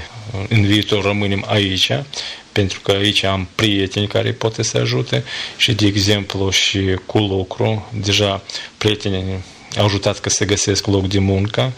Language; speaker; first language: Romanian; non-native, learner; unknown